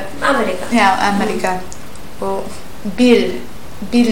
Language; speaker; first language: Icelandic; non-native, learner; English